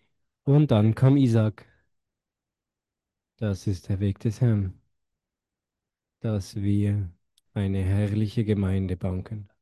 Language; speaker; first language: German; non-native, fluent; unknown